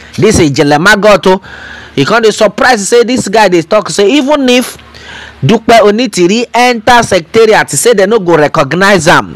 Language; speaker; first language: Nigerian Pidgin; non-native, local second language; Yoruba